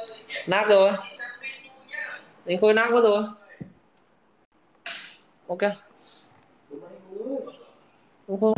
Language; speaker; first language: Vietnamese; native; Vietnamese